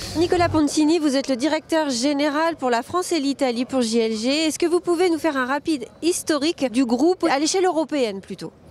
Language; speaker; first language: French; native; French